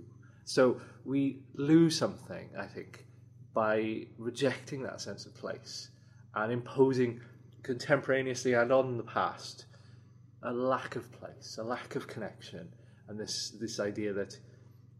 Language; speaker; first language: English; native; English